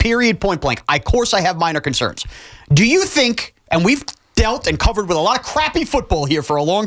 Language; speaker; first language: English; native; English